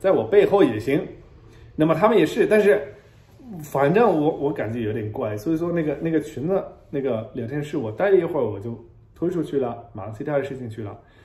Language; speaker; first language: Chinese; non-native, fluent; German